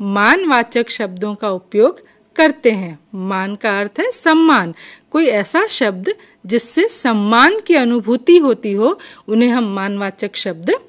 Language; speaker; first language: Hindi; non-native, local second language; Gujarati